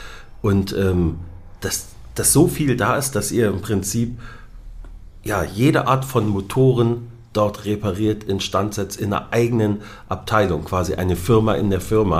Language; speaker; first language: German; native; German